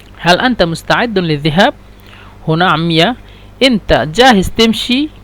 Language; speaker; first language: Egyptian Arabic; non-native, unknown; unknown